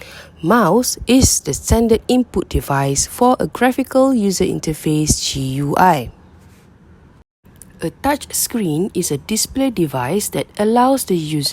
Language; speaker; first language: English; non-native, local second language; Malay